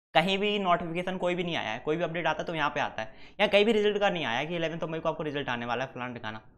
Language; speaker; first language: Hindi; native; Hindi